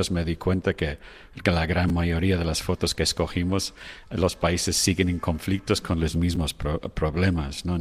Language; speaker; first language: Spanish; non-native, fluent; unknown